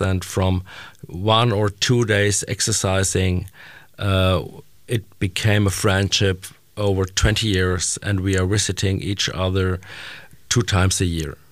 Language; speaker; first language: English; non-native, learner; German